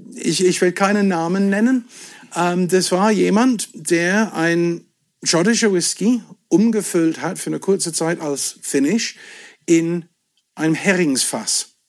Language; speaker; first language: German; non-native, fluent; English